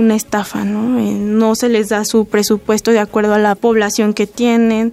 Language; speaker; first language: Spanish; native; Spanish